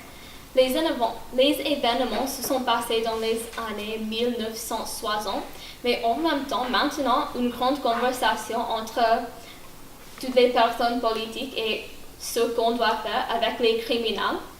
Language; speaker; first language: French; non-native, learner; English